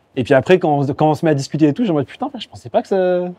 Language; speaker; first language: French; native; French